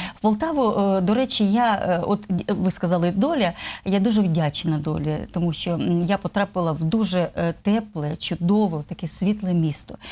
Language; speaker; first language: Ukrainian; native; Ukrainian